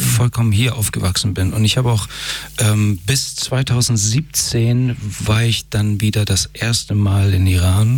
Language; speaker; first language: German; early bilingual, other home language; Persian